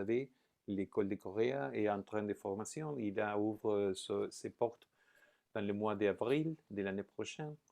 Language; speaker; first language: French; non-native, fluent; Spanish